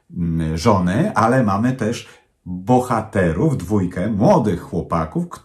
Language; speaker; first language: Polish; native; Polish